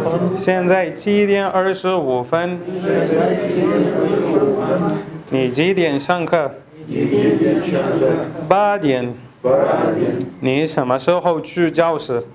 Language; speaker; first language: Chinese; non-native, fluent; Pashto